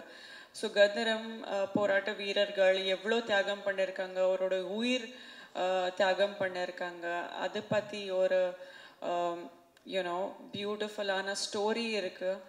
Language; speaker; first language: Tamil; non-native, fluent; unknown